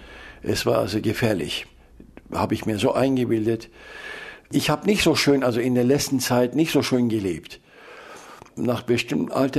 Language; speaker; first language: German; early bilingual, other home language; Turkish